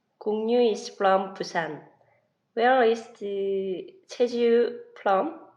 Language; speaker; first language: English; non-native, learner; Korean